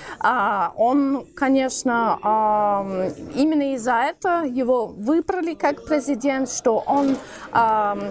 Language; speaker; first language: Russian; non-native, fluent; English